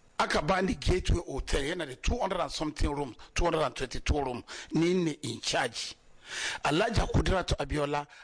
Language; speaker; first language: Hausa; non-native, local second language; Yoruba